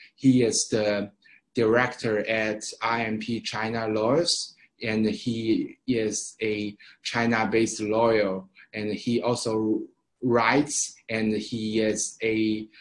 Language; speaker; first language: English; non-native, fluent; Chinese